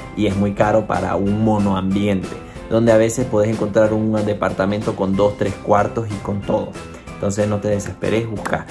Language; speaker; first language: Spanish; native; Spanish